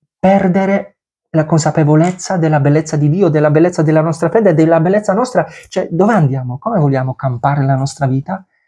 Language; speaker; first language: Italian; non-native, fluent; Polish